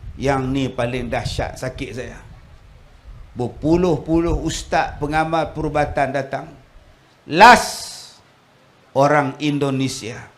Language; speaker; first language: Malay; native; Malay